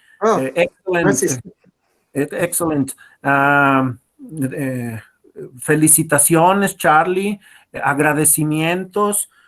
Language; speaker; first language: Spanish; native; Spanish